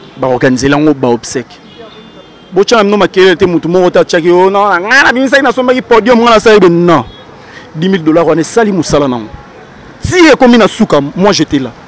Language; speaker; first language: Lingala; native; Lingala